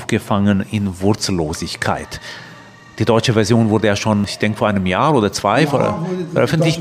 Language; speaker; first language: German; native; German